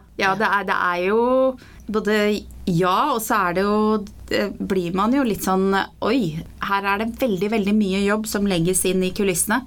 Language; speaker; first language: Norwegian; early bilingual, other home language; Persian